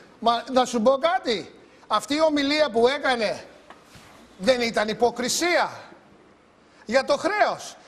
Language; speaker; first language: Greek; early bilingual, heritage; Greek